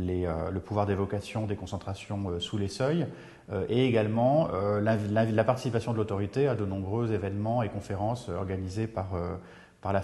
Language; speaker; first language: French; native; French